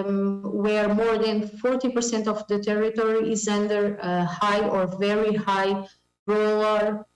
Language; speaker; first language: English; non-native, fluent; Portuguese